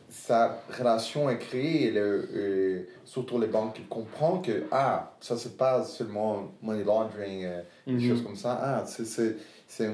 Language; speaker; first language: French; non-native, fluent; Portuguese